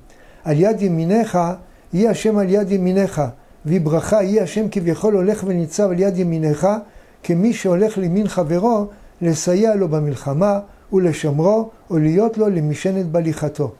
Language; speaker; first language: Hebrew; native; Hebrew